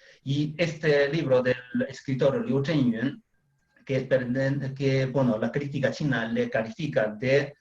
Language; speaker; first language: Spanish; non-native, fluent; Chinese